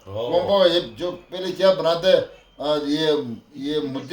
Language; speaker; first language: Hindi; non-native, local second language; Tibetan